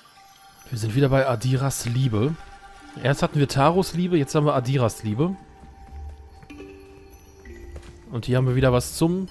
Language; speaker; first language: German; native; German